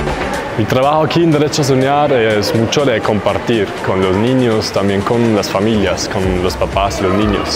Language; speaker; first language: Spanish; non-native, fluent; German